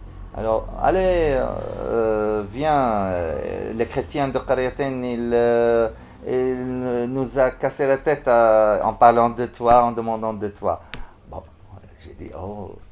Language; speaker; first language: French; non-native, fluent; Arabic